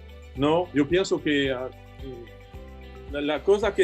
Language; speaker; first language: Spanish; non-native, fluent; French